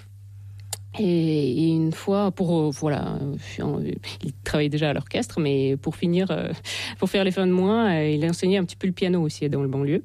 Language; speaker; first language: French; non-native, fluent; Russian